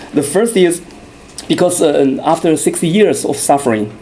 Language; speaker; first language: English; non-native, fluent; Chinese